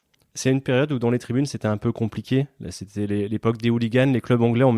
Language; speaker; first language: French; native; French